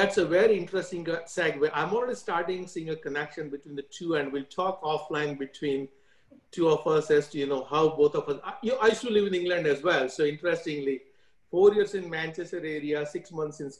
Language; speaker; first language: English; non-native, local second language; Gujarati